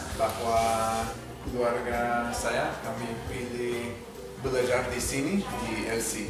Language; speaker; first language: Indonesian; non-native, learner; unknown